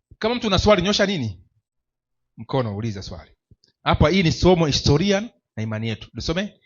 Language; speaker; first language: Swahili; native; Swahili